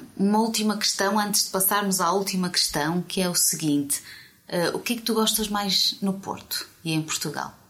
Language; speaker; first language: Portuguese; native; Portuguese